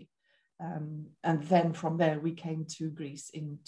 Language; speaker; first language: English; native; English